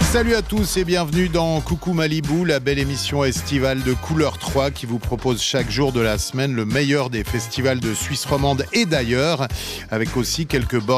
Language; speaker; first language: French; native; French